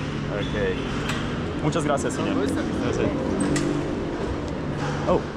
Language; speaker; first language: Spanish; non-native, fluent; Russian